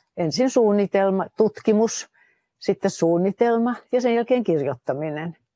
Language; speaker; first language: Finnish; native; Finnish